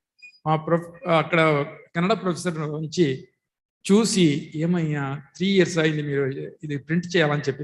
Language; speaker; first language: Telugu; non-native, local second language; Tulu